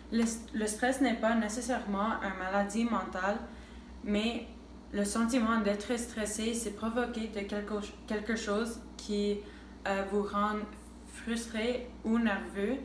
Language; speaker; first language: French; non-native, local second language; English